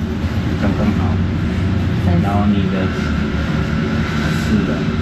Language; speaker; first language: Chinese; non-native, learner; Filipino